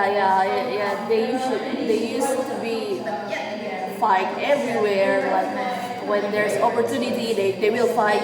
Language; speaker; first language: English; non-native, learner; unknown